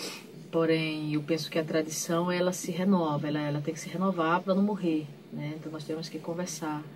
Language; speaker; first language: Portuguese; native; Portuguese